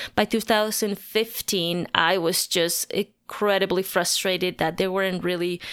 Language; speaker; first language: English; non-native, fluent; Spanish